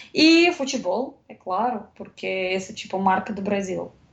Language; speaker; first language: Portuguese; non-native, learner; Russian